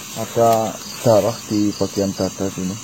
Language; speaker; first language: Indonesian; native; Indonesian